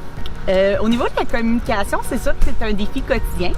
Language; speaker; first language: French; native; French